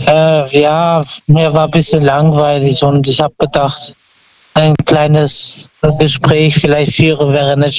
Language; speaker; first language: German; non-native, fluent; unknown